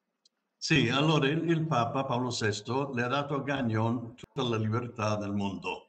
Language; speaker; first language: Italian; non-native, fluent; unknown